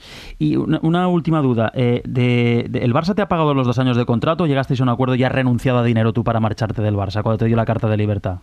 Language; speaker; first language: Spanish; native; Spanish